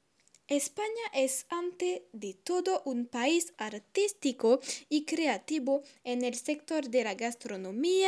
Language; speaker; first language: Spanish; non-native, learner; French